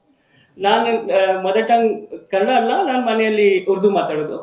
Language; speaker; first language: Kannada; non-native, local second language; Urdu